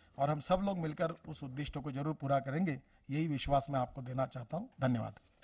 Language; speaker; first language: Hindi; non-native, local second language; Marathi